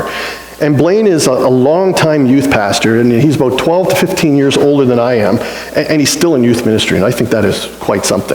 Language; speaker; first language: English; native; English